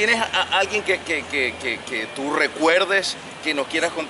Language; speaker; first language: Spanish; native; Spanish